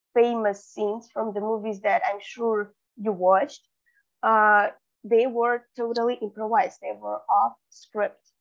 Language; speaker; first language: English; non-native, fluent; Russian